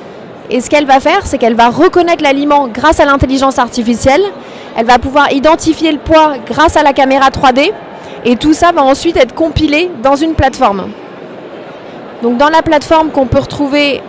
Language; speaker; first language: French; native; French